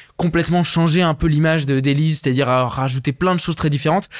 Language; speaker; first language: French; native; French